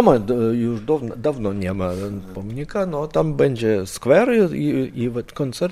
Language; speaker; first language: Polish; non-native, learner; Lithuanian